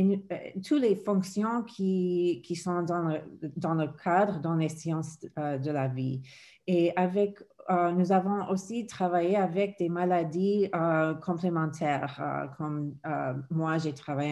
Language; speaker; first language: French; non-native, fluent; English